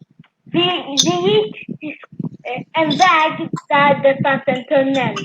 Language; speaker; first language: Swedish; early bilingual, other home language; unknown